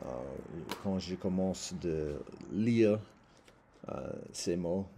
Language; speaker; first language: French; non-native, learner; English